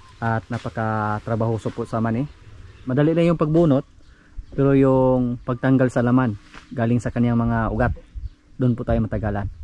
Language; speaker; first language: Filipino; non-native, local second language; Cebuano